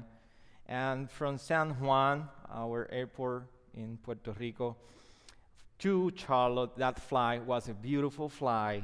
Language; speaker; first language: English; non-native, fluent; Spanish